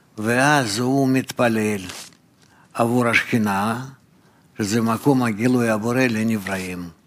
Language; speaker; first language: Hebrew; non-native, fluent; Russian